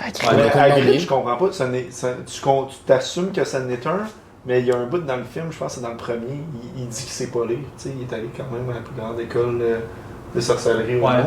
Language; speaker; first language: French; native; French